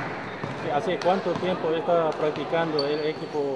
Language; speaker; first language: Spanish; non-native, learner; Korean